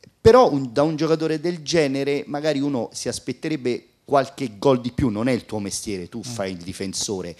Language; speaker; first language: Italian; native; Italian